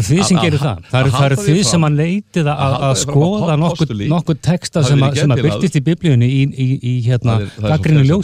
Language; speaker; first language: Icelandic; native; Icelandic